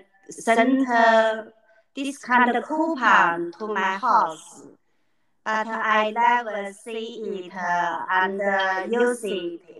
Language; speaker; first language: English; non-native, learner; Chinese